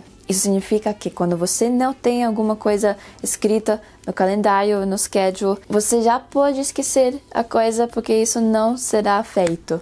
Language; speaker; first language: Portuguese; non-native, fluent; Spanish